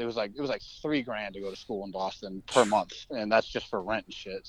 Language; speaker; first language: English; native; English